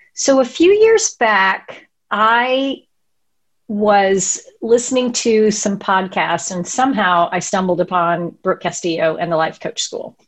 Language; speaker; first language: English; native; English